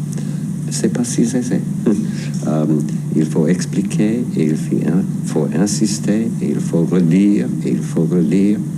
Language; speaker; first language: French; non-native, fluent; English